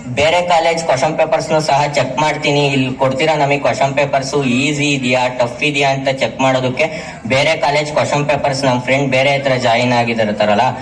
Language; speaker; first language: Kannada; native; Kannada